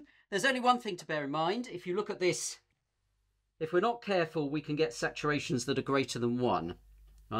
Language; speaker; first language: English; native; English